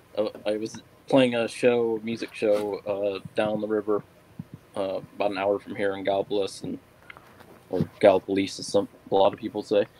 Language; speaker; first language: English; native; English